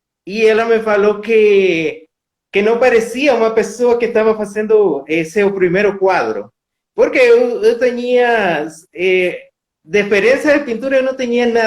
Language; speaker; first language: Portuguese; non-native, fluent; Spanish